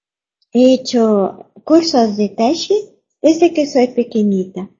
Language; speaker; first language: Spanish; non-native, learner; German